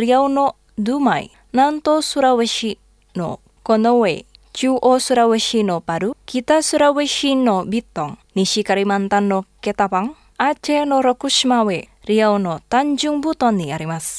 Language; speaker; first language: Japanese; non-native, fluent; Indonesian